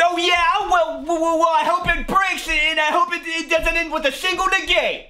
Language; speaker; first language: English; native; English